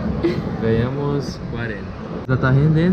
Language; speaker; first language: Portuguese; native; Portuguese